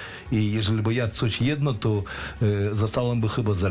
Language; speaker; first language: Polish; non-native, fluent; Russian